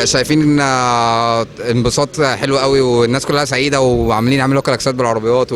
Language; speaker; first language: Arabic; native; Arabic